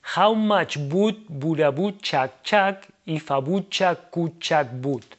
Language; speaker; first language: English; non-native, fluent; Catalan